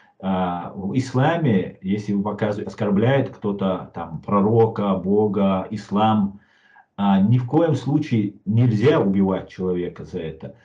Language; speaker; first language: Russian; non-native, local second language; Chechen